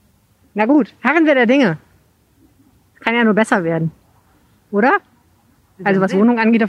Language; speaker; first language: German; native; German